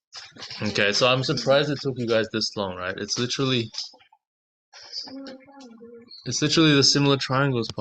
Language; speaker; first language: English; native; English